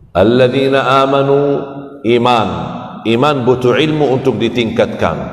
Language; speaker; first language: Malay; non-native, fluent; Arabic